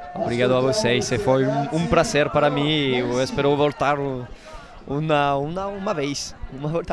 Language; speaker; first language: Portuguese; non-native, learner; Italian